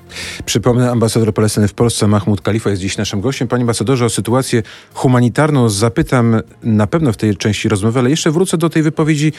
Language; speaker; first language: Polish; native; Polish